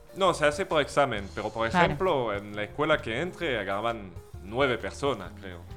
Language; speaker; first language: Spanish; non-native, fluent; French